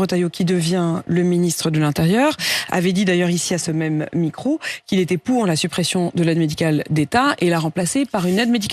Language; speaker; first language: French; native; French